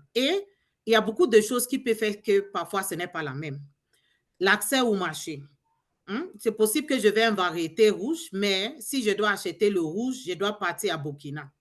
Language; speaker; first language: French; non-native, learner; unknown